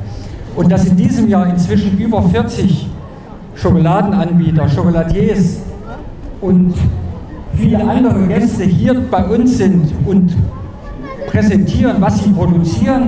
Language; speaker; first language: German; native; German